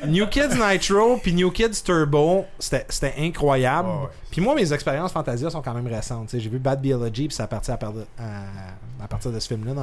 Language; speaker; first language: French; native; French